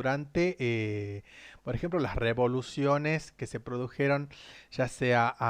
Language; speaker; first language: Spanish; native; Spanish